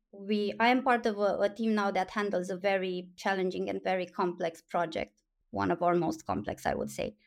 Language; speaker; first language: English; non-native, fluent; Romanian